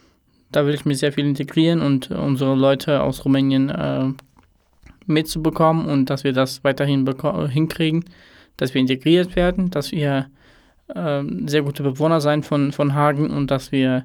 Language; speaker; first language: German; non-native, fluent; Romanian